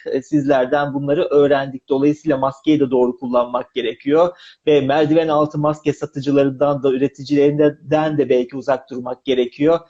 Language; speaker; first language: Turkish; native; Turkish